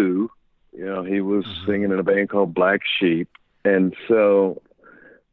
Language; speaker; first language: English; native; English